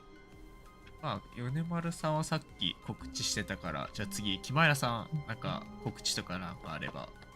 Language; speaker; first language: Japanese; native; Japanese